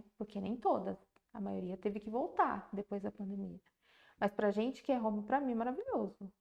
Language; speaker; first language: Portuguese; native; Portuguese